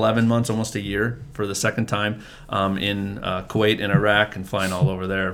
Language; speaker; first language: English; native; English